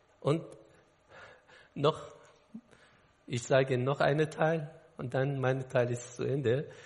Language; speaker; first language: German; non-native, learner; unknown